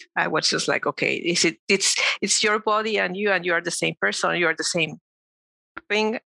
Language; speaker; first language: English; non-native, fluent; Spanish